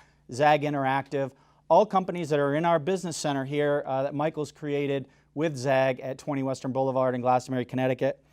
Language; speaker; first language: English; native; English